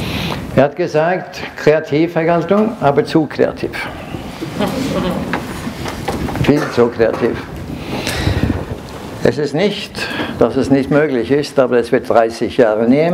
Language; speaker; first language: German; non-native, fluent; Norwegian